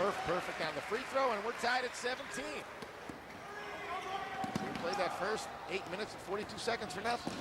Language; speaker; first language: English; native; English